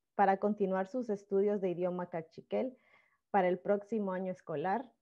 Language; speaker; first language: Spanish; native; Spanish